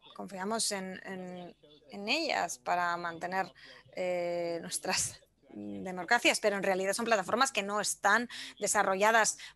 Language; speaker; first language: Spanish; non-native, fluent; Polish